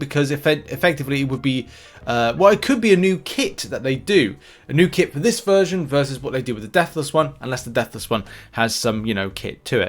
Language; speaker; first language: English; native; English